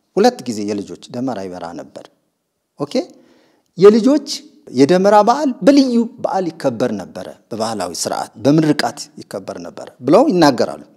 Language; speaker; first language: Amharic; non-native, local second language; Sebat Bet Gurage